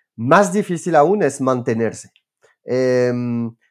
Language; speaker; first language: Spanish; non-native, fluent; French